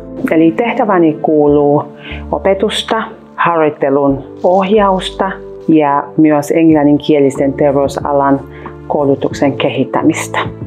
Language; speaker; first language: Finnish; non-native, fluent; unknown